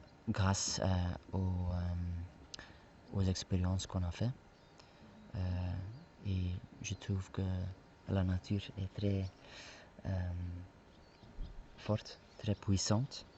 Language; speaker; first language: French; non-native, fluent; Spanish